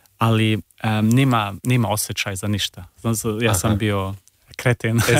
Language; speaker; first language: Croatian; early bilingual, heritage; Croatian